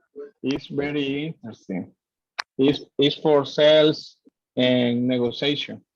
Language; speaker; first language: English; non-native, learner; Spanish